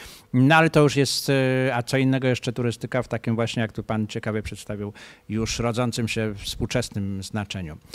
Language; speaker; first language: Polish; native; Polish